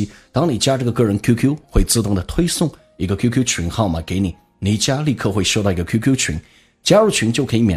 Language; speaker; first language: Chinese; native; Chinese